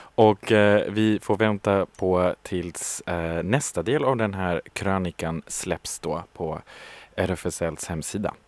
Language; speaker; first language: Swedish; non-native, fluent; German